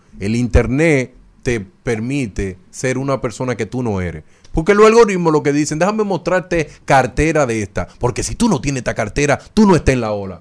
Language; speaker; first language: Spanish; native; Spanish